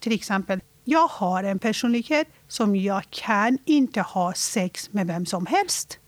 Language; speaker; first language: Swedish; non-native, fluent; Persian